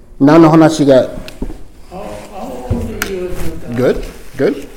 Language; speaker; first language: Japanese; non-native, learner; English